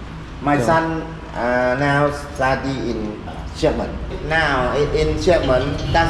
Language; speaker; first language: English; non-native, learner; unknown